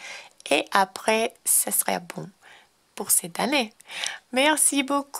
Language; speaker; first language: French; non-native, fluent; Spanish